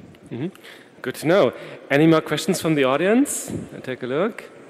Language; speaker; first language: English; non-native, fluent; German